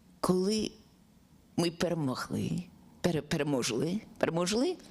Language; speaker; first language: Ukrainian; non-native, learner; English